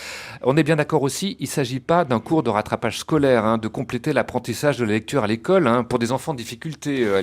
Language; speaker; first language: French; native; French